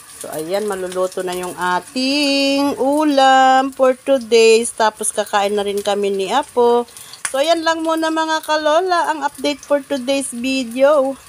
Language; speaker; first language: Filipino; non-native, local second language; Iloko